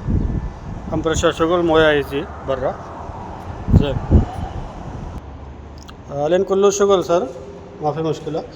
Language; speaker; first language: Arabic; non-native, learner; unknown